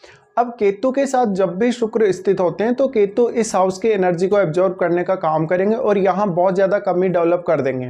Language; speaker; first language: Hindi; native; Hindi